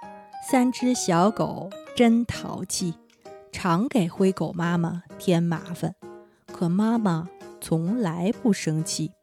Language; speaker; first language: Chinese; native; Chinese